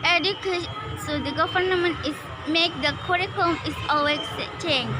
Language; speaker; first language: English; non-native, learner; Indonesian